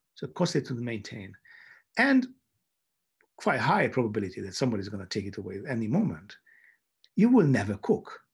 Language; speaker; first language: English; non-native, fluent; Hungarian